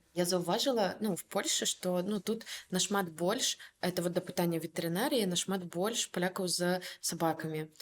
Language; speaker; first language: Belarusian; native; Belarusian